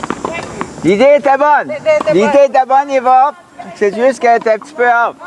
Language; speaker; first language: French; native; French